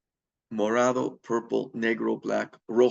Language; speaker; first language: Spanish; non-native, fluent; English